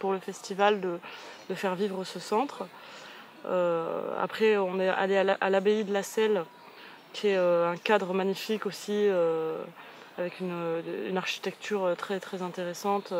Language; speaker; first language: French; native; French